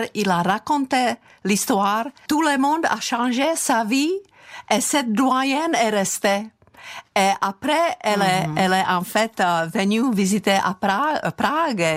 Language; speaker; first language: French; non-native, fluent; Czech